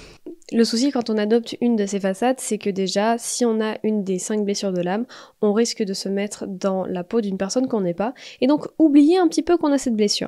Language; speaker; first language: French; native; French